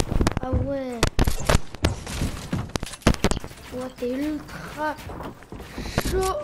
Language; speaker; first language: French; native; French